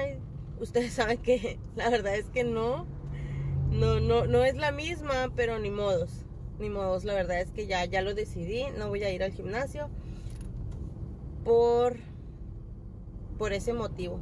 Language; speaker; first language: Spanish; native; Spanish